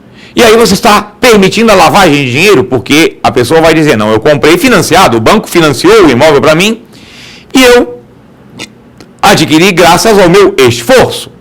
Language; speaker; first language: Portuguese; native; Portuguese